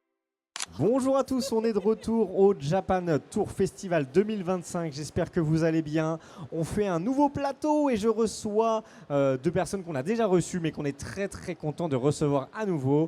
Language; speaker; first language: French; native; French